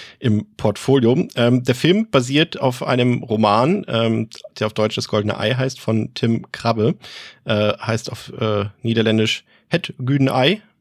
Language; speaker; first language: German; native; German